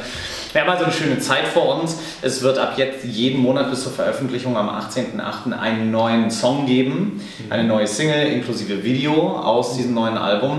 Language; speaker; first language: German; native; German